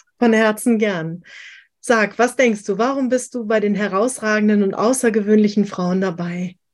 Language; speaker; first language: German; native; German